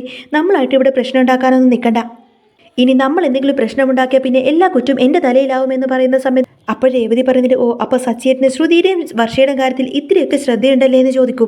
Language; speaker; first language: Malayalam; native; Malayalam